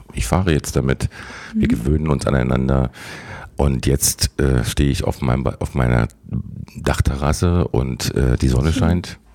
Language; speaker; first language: German; native; German